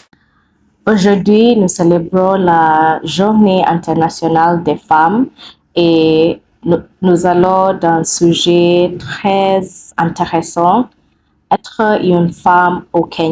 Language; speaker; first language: French; non-native, learner; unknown